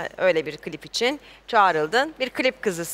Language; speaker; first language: Turkish; native; Turkish